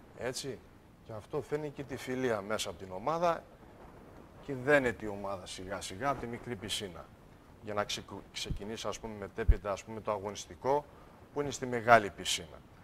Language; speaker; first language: Greek; early bilingual, heritage; Greek